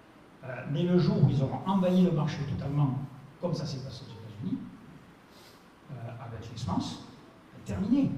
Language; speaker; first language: French; native; French